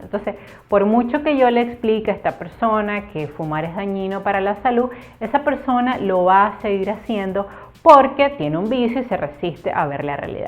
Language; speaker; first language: Spanish; native; Spanish